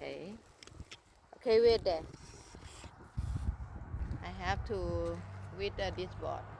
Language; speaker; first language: English; non-native, learner; Thai